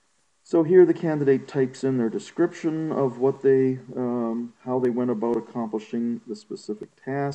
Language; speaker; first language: English; native; English